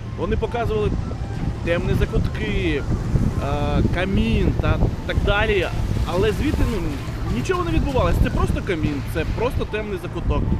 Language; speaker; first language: Ukrainian; non-native, local second language; Russian